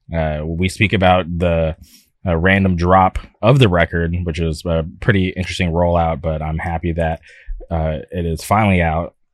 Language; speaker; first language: English; native; English